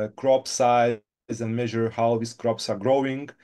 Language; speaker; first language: English; non-native, fluent; Lithuanian